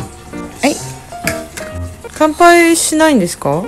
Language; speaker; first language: Japanese; native; Japanese